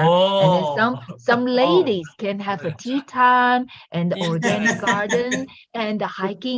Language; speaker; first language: English; non-native, learner; Chinese